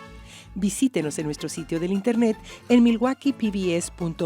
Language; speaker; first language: Spanish; native; Spanish